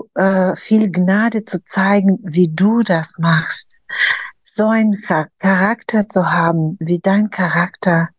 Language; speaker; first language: German; non-native, fluent; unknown